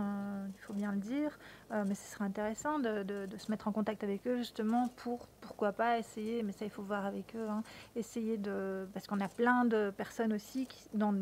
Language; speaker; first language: French; native; French